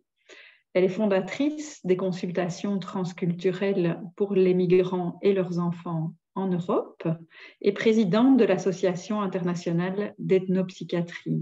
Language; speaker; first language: French; native; French